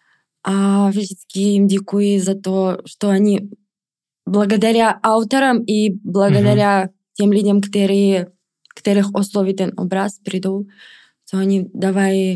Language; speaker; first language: Czech; non-native, fluent; Russian